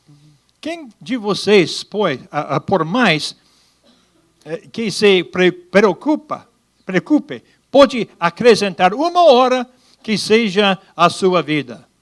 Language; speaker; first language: Portuguese; non-native, fluent; English